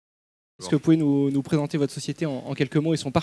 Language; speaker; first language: French; native; French